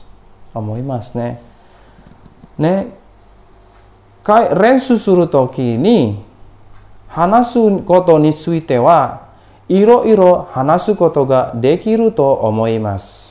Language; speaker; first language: Japanese; non-native, fluent; Indonesian